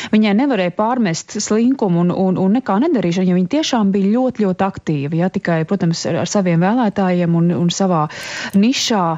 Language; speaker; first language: Latvian; native; Latvian